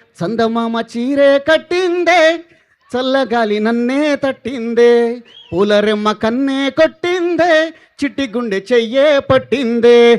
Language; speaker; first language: Telugu; native; Telugu